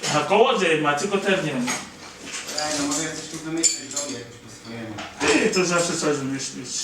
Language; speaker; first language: Polish; non-native, fluent; Igbo